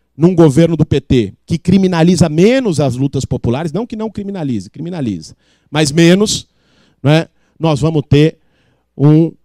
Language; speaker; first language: Portuguese; native; Portuguese